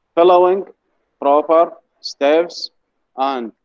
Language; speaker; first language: English; non-native, fluent; Arabic